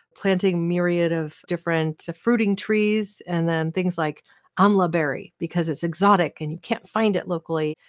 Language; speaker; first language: English; native; English